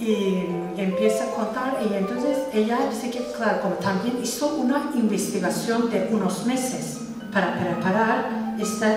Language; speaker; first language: Spanish; non-native, fluent; Turkish